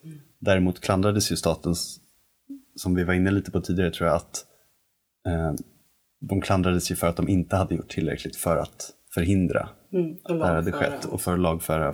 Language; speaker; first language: Swedish; native; Swedish